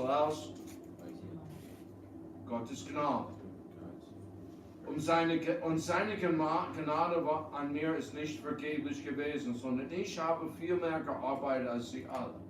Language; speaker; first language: German; early bilingual, heritage; English